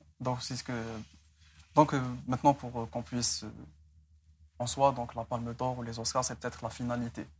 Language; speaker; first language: French; non-native, local second language; Arabic